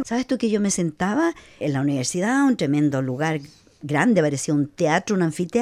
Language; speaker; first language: Spanish; native; Spanish